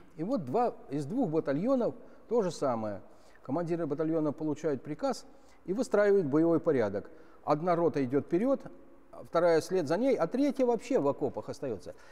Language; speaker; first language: Russian; native; Russian